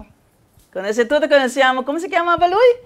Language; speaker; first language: Italian; non-native, learner; Spanish